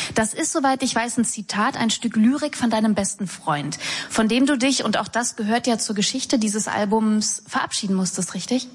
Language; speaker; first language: German; native; German